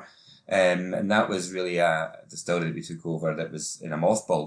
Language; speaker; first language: English; native; English